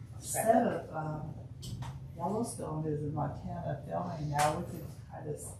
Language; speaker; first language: English; native; English